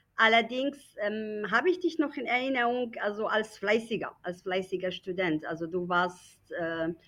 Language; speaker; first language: German; native; German